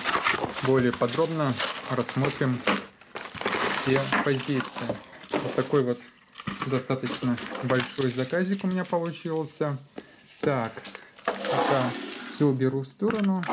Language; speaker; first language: Russian; native; Russian